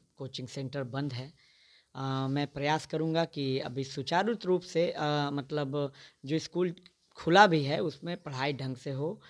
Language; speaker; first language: Hindi; native; Hindi